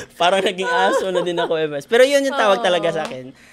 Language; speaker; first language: Filipino; non-native, local second language; Hiligaynon